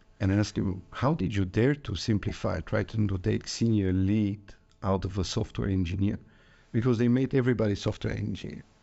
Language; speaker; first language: English; non-native, fluent; Bulgarian